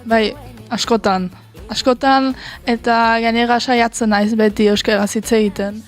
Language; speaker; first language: Basque; early bilingual, heritage; Basque